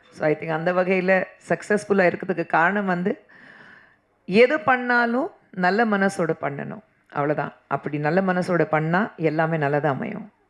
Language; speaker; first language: Tamil; non-native, fluent; Hindi